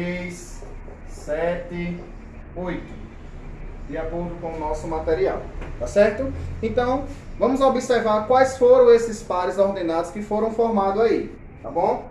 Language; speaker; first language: Portuguese; native; Portuguese